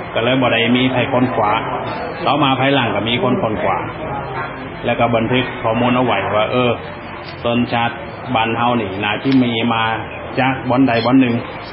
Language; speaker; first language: Thai; non-native, local second language; Lao